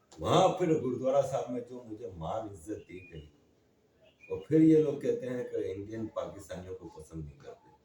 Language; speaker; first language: Urdu; native; Urdu